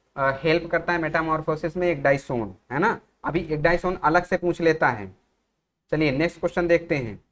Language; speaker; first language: Hindi; native; Hindi